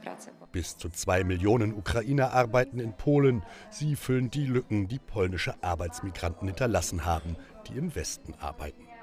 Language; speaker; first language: German; native; German